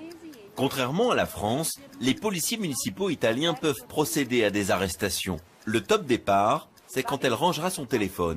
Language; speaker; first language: French; native; French